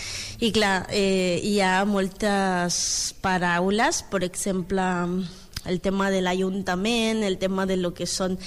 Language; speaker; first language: Catalan; non-native, learner; Spanish